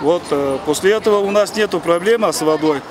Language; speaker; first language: Russian; non-native, local second language; Kyrgyz